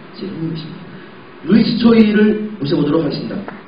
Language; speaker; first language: Korean; native; Korean